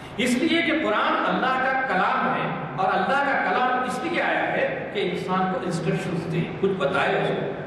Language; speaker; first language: Urdu; native; Urdu